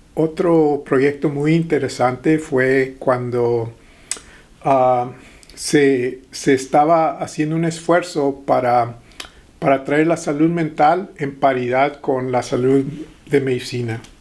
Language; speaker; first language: Spanish; early bilingual, heritage; Spanish